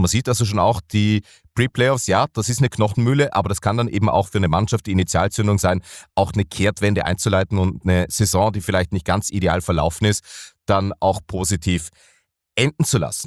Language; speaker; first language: German; native; German